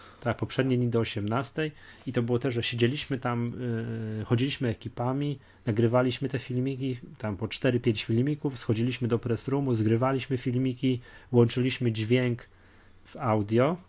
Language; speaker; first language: Polish; native; Polish